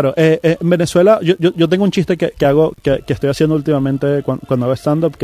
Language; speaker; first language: Spanish; native; Spanish